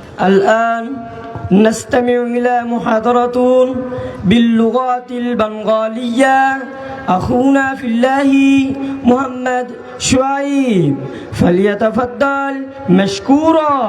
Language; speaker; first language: Arabic; non-native, learner; Bangla